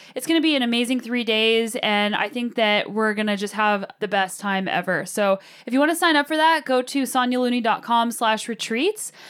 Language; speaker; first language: English; early bilingual, other home language; Arabic